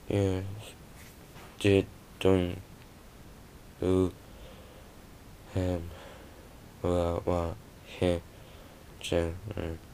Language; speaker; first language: Chinese; non-native, learner; Korean